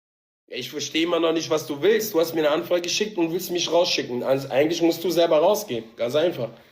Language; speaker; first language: German; native; German